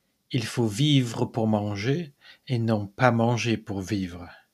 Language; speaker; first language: French; native; French